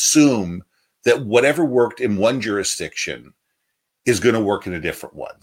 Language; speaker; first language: English; native; English